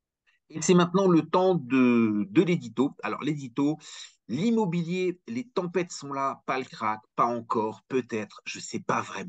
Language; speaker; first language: French; native; French